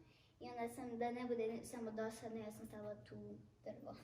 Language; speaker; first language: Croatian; early bilingual, heritage; Bosnian